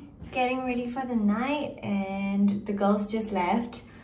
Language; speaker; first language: English; native; English